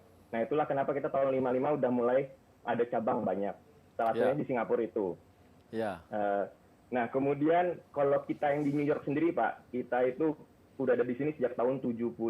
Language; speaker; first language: Indonesian; native; Indonesian